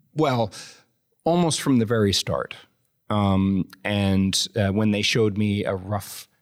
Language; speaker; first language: English; native; English